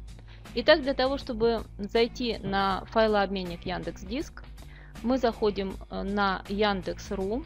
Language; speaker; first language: Russian; native; Russian